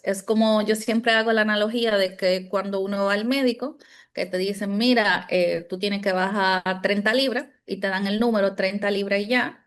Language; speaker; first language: Spanish; native; Spanish